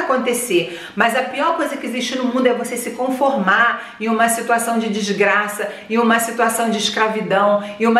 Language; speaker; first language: Portuguese; native; Portuguese